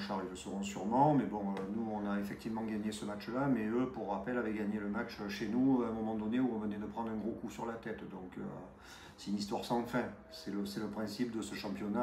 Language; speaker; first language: French; native; French